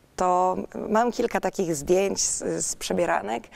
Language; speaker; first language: Polish; native; Polish